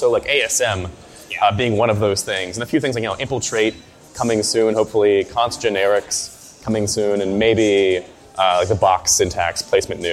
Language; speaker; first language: English; native; English